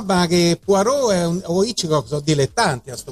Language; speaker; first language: Italian; native; Italian